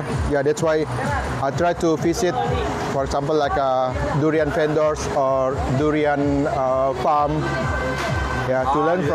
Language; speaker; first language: English; non-native, learner; Indonesian